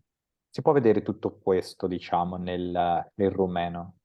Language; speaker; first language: Italian; non-native, fluent; Portuguese